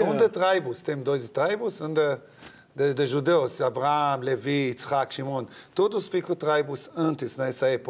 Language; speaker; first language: Portuguese; non-native, learner; Hebrew